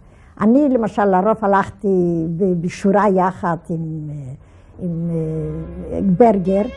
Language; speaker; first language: Hebrew; non-native, fluent; Polish